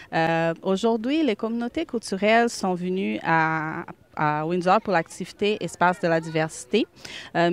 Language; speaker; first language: French; native; French